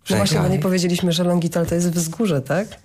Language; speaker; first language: Polish; native; Polish